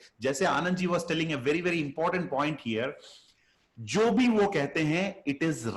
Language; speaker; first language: Hindi; native; Hindi